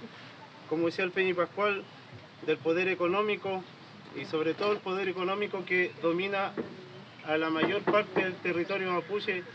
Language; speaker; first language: Spanish; native; Spanish